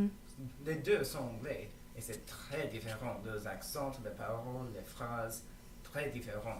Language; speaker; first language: French; non-native, learner; English